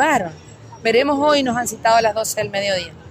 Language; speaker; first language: Spanish; native; Spanish